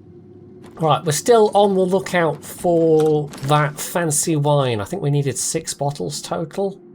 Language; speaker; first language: English; native; English